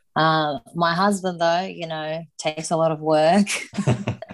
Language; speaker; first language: English; early bilingual, other home language; Japanese